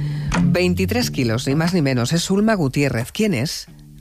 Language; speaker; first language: Spanish; native; Spanish